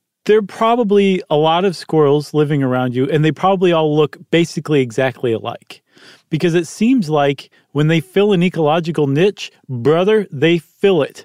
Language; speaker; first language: English; native; English